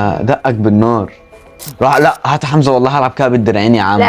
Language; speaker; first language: Arabic; native; Arabic